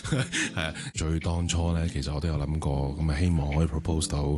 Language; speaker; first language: Cantonese; native; Cantonese